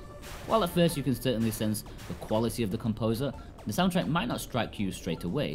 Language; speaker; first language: English; native; English